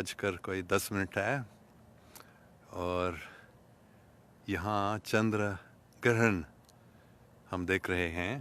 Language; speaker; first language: Urdu; non-native, fluent; English